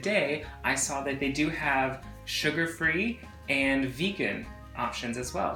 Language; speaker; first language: English; native; English